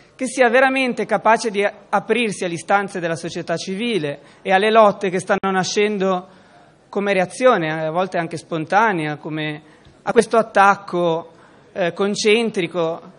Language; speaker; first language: Italian; native; Italian